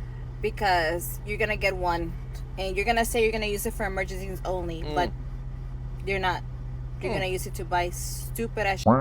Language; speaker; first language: English; native; English